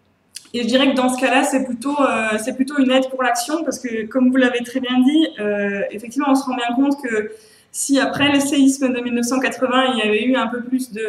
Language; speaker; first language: French; native; French